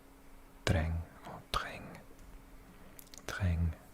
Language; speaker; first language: Swedish; non-native, learner; English